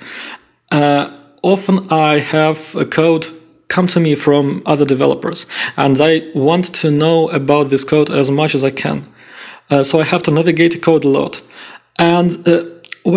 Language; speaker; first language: English; non-native, fluent; Russian